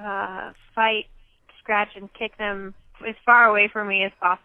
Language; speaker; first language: English; native; English